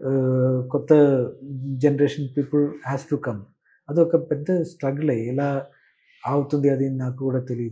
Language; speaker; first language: Telugu; non-native, learner; Malayalam